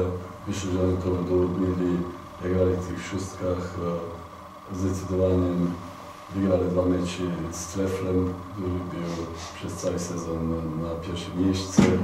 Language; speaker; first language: Polish; non-native, fluent; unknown